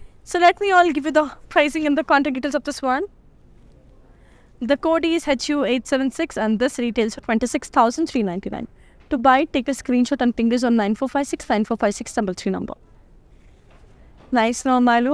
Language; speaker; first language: English; non-native, local second language; Telugu